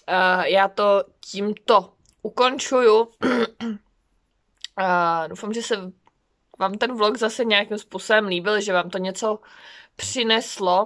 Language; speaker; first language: Czech; native; Czech